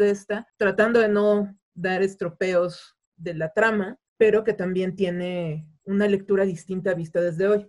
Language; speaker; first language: Spanish; native; Spanish